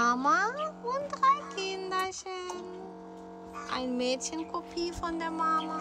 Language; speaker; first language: German; non-native, fluent; Ukrainian